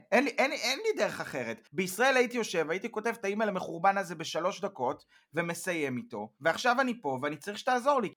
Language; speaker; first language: Hebrew; native; Hebrew